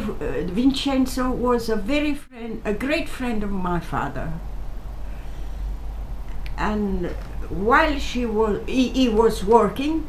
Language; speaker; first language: English; non-native, fluent; Italian